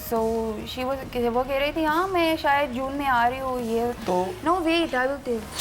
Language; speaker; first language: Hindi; non-native, fluent; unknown